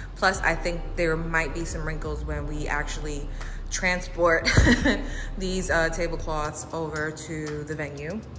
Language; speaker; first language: English; native; English